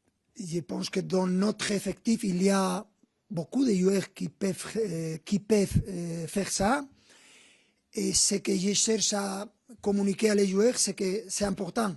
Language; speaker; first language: French; non-native, fluent; Spanish